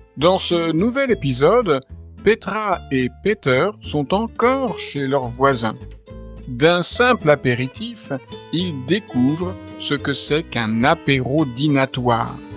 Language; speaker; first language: French; native; French